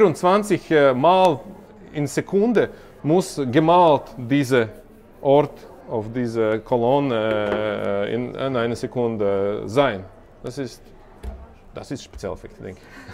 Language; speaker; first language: German; non-native, learner; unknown